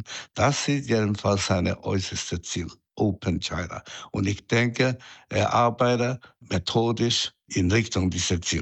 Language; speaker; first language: German; non-native, fluent; Chinese